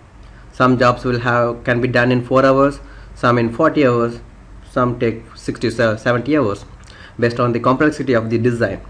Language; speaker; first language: English; non-native, local second language; Tamil